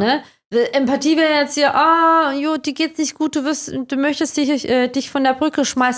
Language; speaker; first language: German; native; German